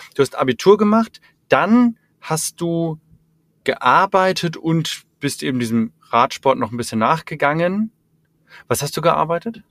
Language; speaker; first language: German; native; German